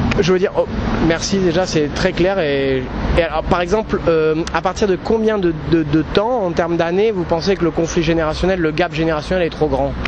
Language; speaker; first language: French; native; French